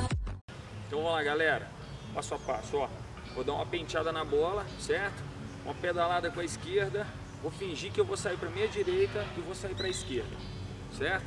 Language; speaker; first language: Portuguese; native; Portuguese